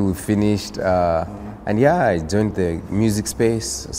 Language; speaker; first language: English; non-native, local second language; Swahili